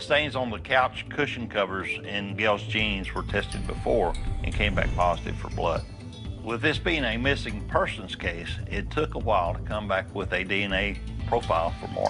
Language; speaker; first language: English; native; English